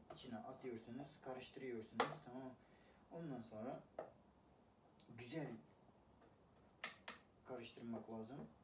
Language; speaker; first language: Turkish; non-native, learner; Uzbek